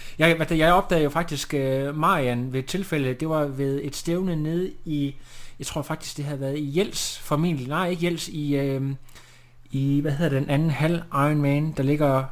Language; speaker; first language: Danish; native; Danish